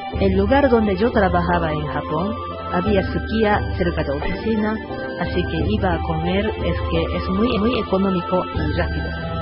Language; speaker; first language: Spanish; non-native, learner; Japanese